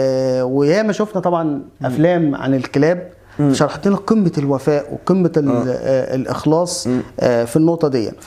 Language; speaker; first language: Arabic; native; Arabic